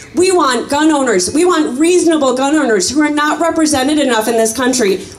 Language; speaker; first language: English; native; English